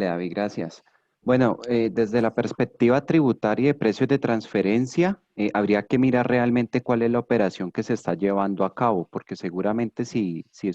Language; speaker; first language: Spanish; native; Spanish